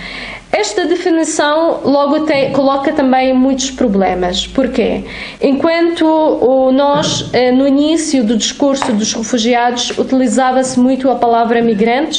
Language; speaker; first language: Portuguese; non-native, fluent; Arabic